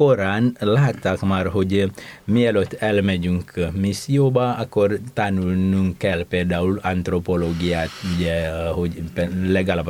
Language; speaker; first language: Hungarian; non-native, fluent; Indonesian